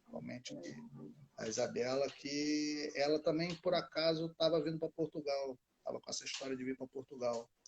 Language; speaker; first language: Portuguese; native; Portuguese